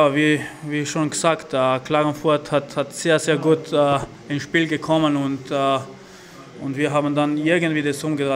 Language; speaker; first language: German; non-native, fluent; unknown